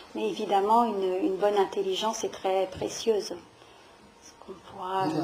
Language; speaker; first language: French; native; French